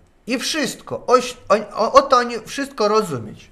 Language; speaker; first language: Polish; non-native, learner; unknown